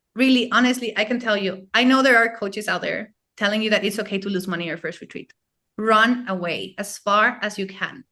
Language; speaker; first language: English; non-native, fluent; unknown